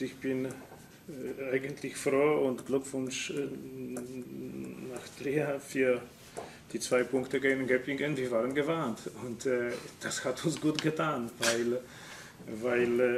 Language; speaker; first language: German; non-native, fluent; Polish